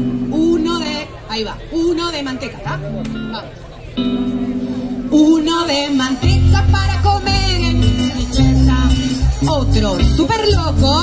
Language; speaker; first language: Spanish; native; Spanish